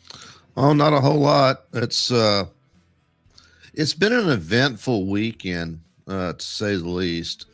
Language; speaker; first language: English; native; English